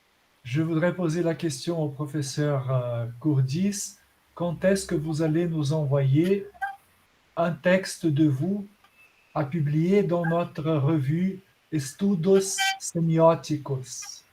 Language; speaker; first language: French; non-native, fluent; Portuguese